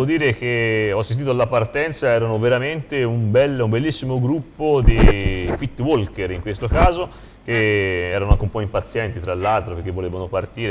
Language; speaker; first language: Italian; native; Italian